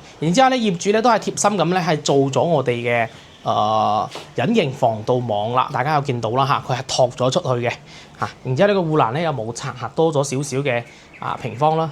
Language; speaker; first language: Cantonese; native; Cantonese